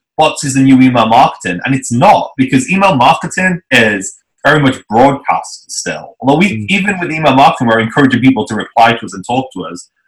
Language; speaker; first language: English; native; English